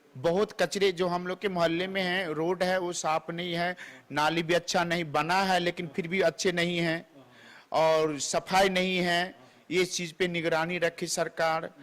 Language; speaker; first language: Hindi; native; Hindi